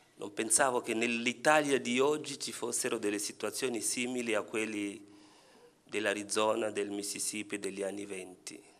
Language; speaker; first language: Italian; non-native, fluent; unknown